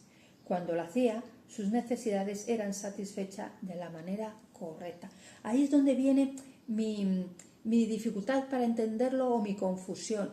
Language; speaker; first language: Spanish; native; Spanish